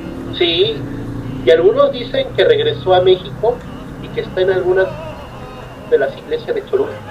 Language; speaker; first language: Spanish; native; Spanish